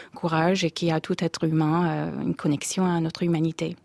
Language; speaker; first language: French; non-native, fluent; English